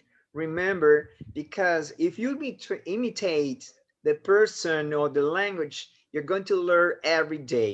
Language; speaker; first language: English; non-native, fluent; Spanish